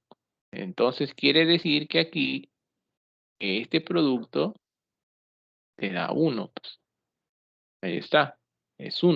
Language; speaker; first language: Spanish; native; Spanish